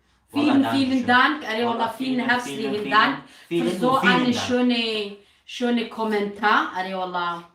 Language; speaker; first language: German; non-native, fluent; Kurdish